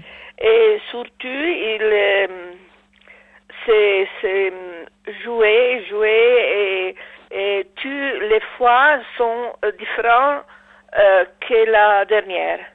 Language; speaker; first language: French; non-native, learner; Italian